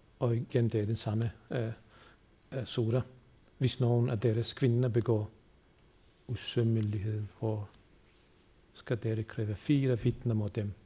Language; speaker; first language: Danish; native; Danish